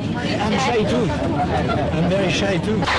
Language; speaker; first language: English; non-native, learner; French